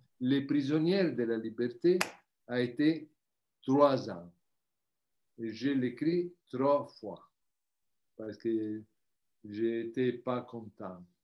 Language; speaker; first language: French; non-native, learner; Italian